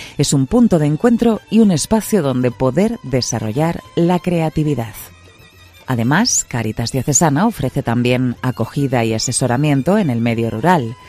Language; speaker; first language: Spanish; native; Spanish